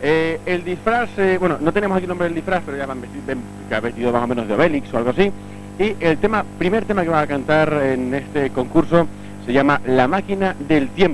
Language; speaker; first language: Spanish; native; Spanish